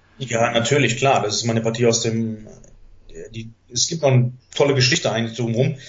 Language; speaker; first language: German; early bilingual, other home language; Greek